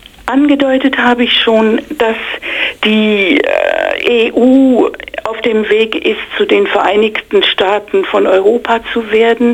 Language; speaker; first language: German; non-native, fluent; English